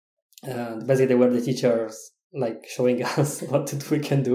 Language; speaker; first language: English; non-native, fluent; Italian